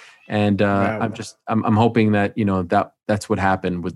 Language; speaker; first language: English; native; English